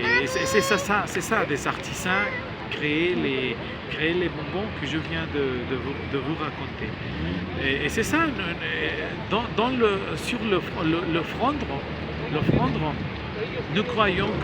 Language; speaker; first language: French; non-native, learner; Spanish